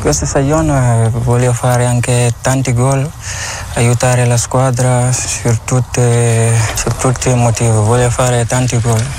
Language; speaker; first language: Italian; non-native, fluent; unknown